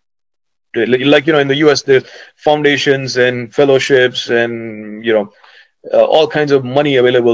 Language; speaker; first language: English; non-native, local second language; Hindi